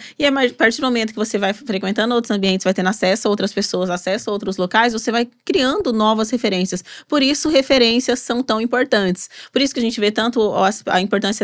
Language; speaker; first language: Portuguese; native; Portuguese